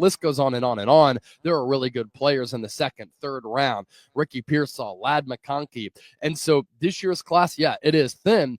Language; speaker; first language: English; native; English